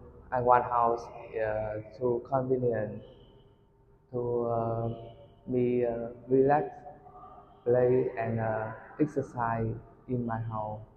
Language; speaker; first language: English; non-native, learner; Vietnamese